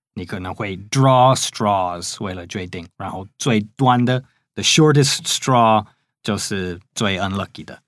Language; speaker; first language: Chinese; non-native, fluent; English